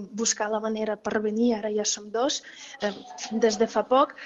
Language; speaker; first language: Catalan; non-native, fluent; Ukrainian